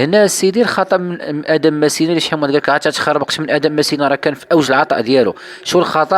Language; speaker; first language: Arabic; native; Arabic